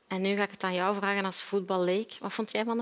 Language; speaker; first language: Dutch; native; Dutch